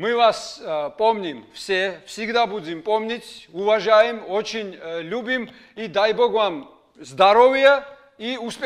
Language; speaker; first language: Russian; non-native, fluent; Georgian